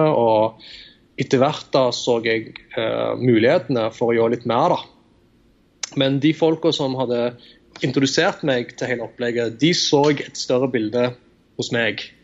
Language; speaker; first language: Norwegian; early bilingual, other home language; Tamil